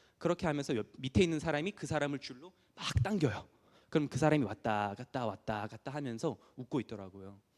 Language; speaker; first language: Korean; early bilingual, heritage; Korean